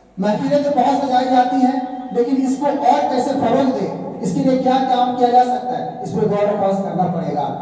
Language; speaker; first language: Urdu; native; Urdu